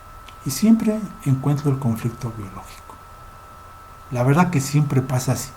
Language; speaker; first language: Spanish; native; Spanish